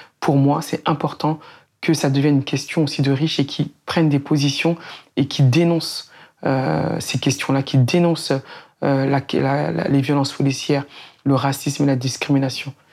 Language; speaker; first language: French; native; French